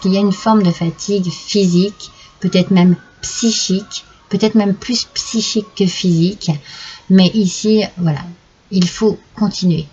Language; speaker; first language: French; native; French